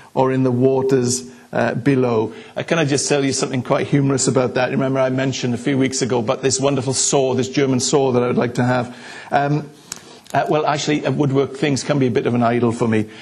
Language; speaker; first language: English; native; English